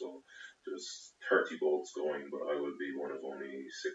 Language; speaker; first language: English; native; English